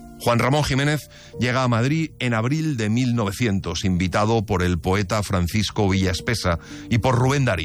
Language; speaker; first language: Spanish; native; Spanish